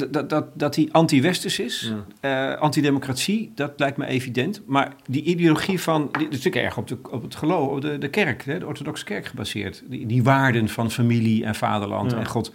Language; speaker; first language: Dutch; native; Dutch